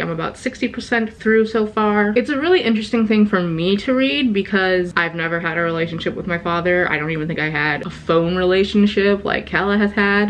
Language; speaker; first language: English; native; English